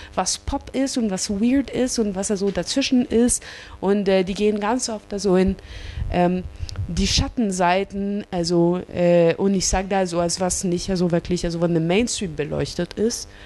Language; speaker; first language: German; non-native, fluent; English